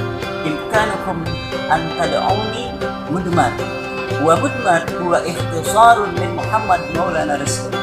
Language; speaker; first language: Arabic; non-native, learner; Indonesian